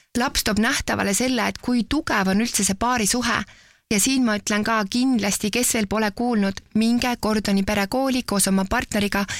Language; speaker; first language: Estonian; native; Estonian